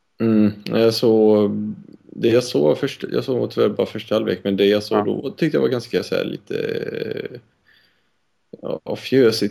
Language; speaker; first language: Swedish; native; Swedish